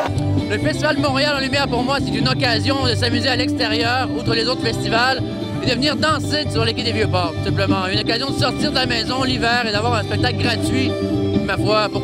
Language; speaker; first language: French; native; French